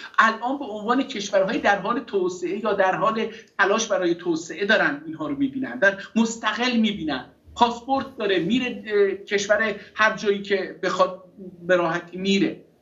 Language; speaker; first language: Persian; non-native, local second language; Azerbaijani